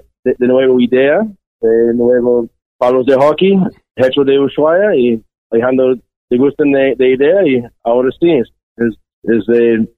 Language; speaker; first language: Spanish; non-native, learner; English